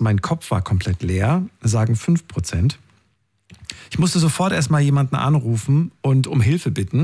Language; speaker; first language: German; native; German